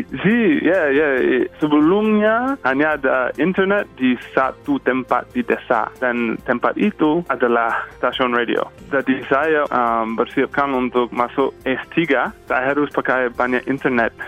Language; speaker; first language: Indonesian; non-native, fluent; English